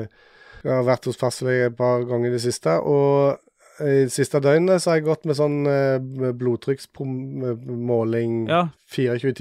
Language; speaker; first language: Norwegian; native; Norwegian